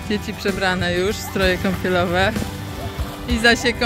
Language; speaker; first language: Polish; native; Polish